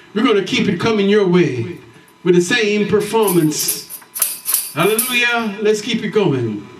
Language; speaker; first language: English; native; English